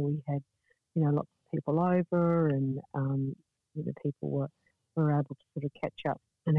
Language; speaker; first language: English; native; English